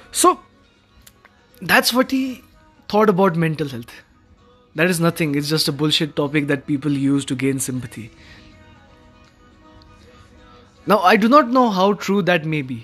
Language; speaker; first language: English; non-native, local second language; Hindi